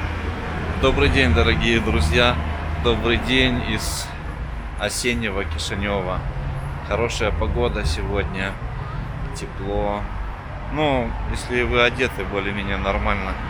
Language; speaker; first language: Russian; native; Russian